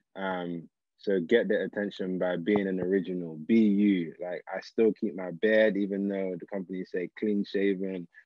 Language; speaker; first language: English; native; English